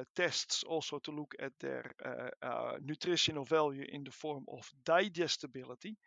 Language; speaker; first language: English; non-native, fluent; Dutch